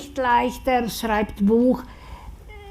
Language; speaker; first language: German; non-native, fluent; Slovak